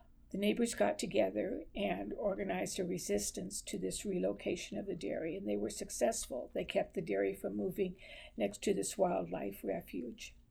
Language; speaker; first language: English; native; English